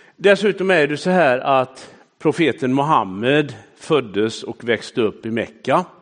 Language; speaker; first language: Swedish; native; Swedish